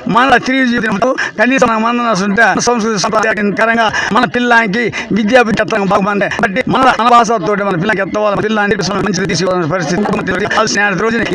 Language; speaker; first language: Telugu; non-native, local second language; Koya